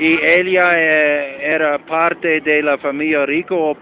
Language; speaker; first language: Spanish; non-native, learner; English